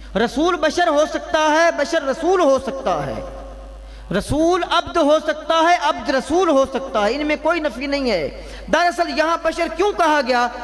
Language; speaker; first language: Urdu; non-native, local second language; Punjabi